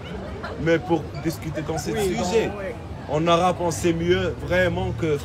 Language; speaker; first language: French; non-native, learner; Arabic